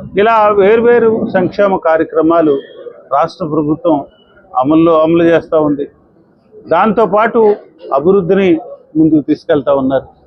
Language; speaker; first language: Telugu; native; Telugu